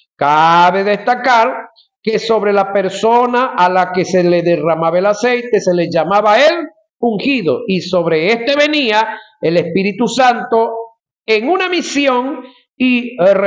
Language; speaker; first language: Spanish; native; Spanish